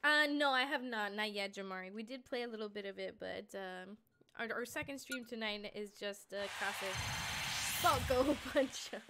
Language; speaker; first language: English; early bilingual, other home language; Spanish